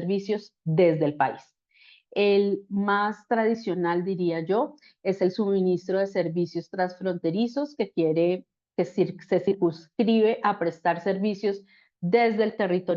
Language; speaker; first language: Spanish; native; Spanish